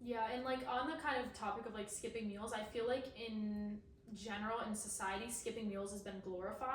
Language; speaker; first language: English; native; English